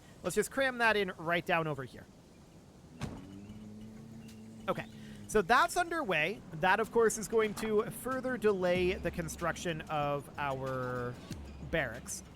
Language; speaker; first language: English; native; English